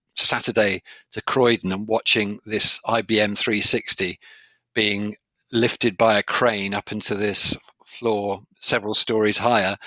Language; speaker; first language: English; native; English